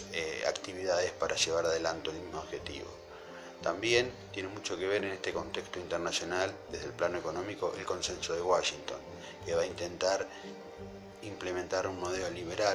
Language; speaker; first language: Spanish; native; Spanish